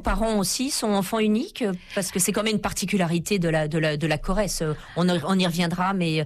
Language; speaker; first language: French; native; French